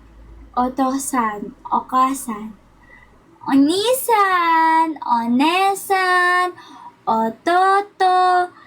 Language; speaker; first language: Japanese; non-native, learner; Filipino